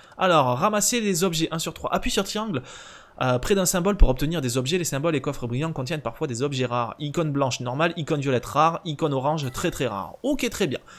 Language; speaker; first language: French; native; French